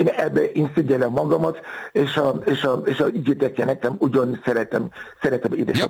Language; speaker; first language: Hungarian; non-native, fluent; Yoruba